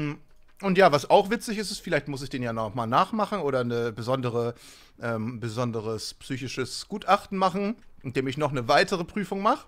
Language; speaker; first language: German; native; German